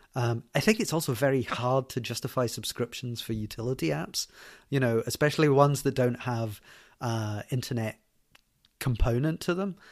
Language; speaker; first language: English; native; English